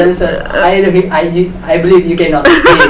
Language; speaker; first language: English; non-native, learner; Indonesian